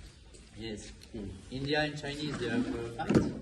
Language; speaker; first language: English; non-native, learner; Dutch